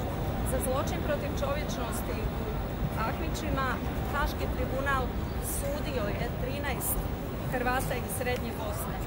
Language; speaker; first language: Croatian; native; Croatian